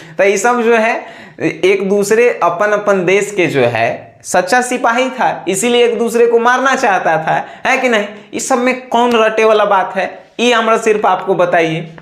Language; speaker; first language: Hindi; native; Hindi